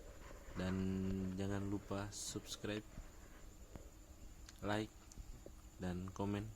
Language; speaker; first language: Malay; non-native, local second language; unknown